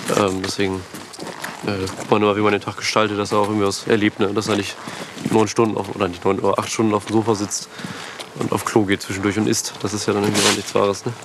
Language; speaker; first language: German; native; German